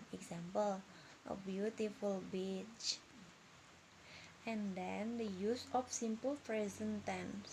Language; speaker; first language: English; non-native, learner; Indonesian